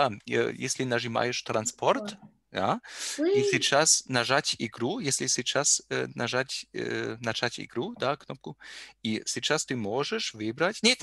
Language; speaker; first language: Russian; non-native, learner; German